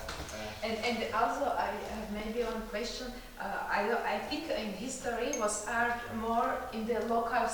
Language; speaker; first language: English; non-native, learner; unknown